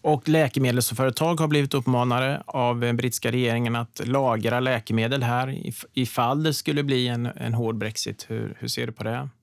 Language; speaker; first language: Swedish; native; Swedish